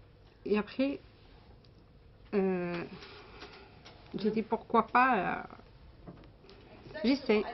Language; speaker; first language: French; non-native, learner; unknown